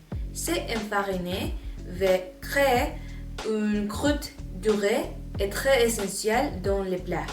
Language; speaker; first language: French; non-native, learner; Spanish